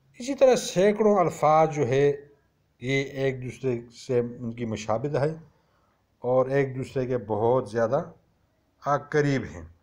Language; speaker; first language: Urdu; non-native, local second language; Pashto